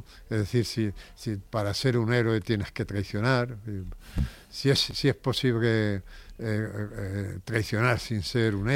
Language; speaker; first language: Spanish; native; Spanish